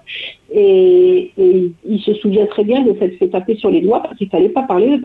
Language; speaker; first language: French; native; French